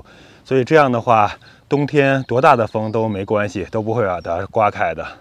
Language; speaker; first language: Chinese; native; Chinese